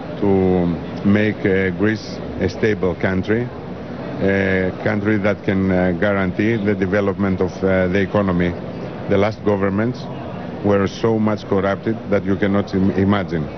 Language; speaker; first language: English; non-native, fluent; Greek